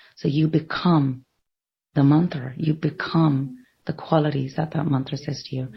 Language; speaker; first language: English; native; English